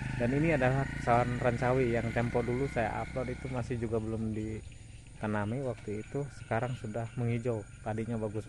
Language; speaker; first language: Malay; non-native, local second language; Sundanese